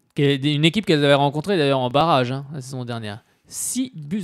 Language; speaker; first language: French; native; French